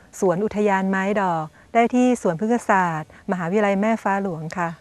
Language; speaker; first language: Thai; native; Thai